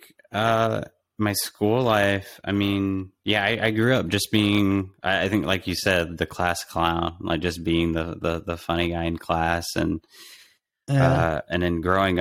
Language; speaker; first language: English; native; English